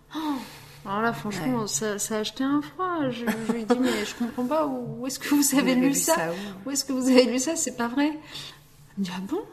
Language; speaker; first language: French; early bilingual, other home language; Riffian